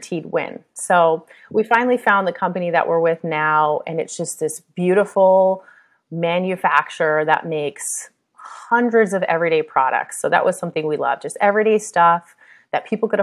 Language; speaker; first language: English; native; English